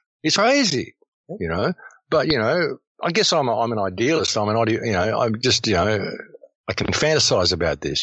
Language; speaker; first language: English; native; English